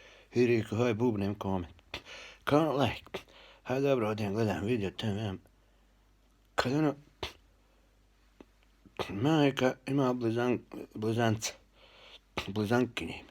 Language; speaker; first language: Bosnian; early bilingual, heritage; Bosnian